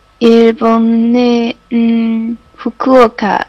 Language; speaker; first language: Korean; non-native, learner; Chinese